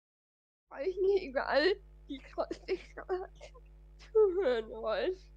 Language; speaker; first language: German; non-native, fluent; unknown